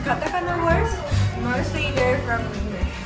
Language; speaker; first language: English; non-native, fluent; Japanese